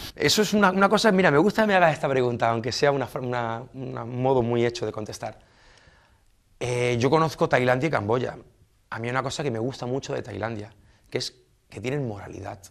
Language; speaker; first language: Spanish; native; Spanish